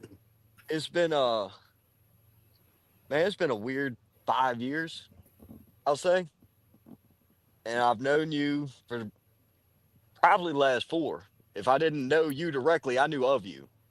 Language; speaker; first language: English; native; English